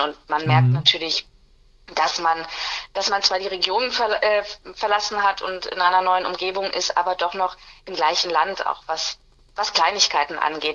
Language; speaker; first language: German; native; German